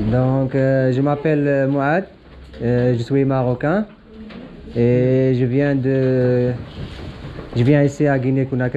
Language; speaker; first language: French; non-native, learner; Arabic